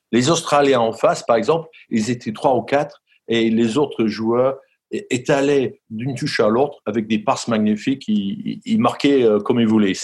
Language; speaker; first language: French; non-native, fluent; English